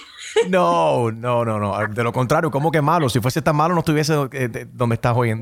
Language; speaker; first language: Spanish; early bilingual, heritage; Spanish